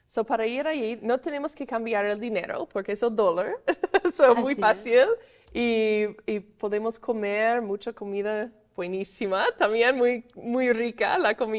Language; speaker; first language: Spanish; non-native, fluent; English